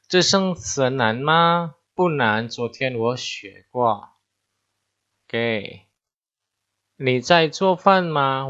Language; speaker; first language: Chinese; non-native, fluent; Indonesian